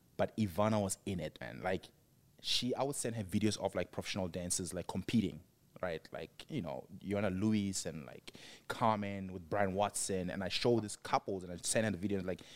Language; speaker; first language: English; non-native, local second language; Tswana